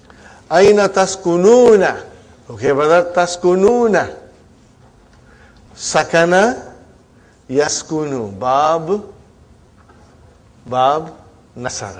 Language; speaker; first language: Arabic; non-native, fluent; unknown